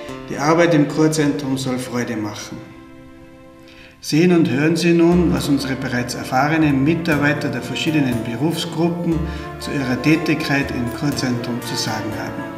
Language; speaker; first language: German; native; German